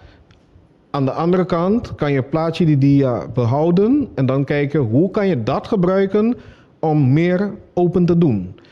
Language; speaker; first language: Dutch; non-native, local second language; Papiamento